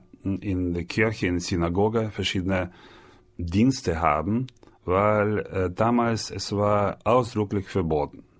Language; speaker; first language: German; non-native, learner; Russian